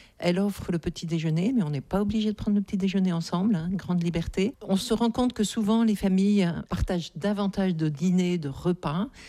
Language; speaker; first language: French; native; French